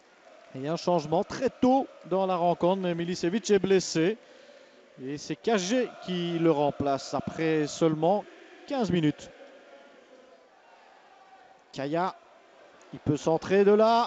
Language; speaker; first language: French; native; French